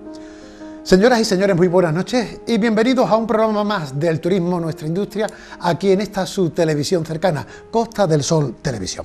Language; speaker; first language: Spanish; native; Spanish